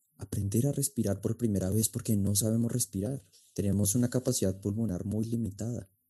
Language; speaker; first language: Spanish; native; Spanish